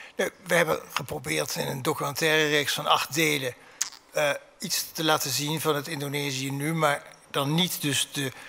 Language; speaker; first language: Dutch; native; Dutch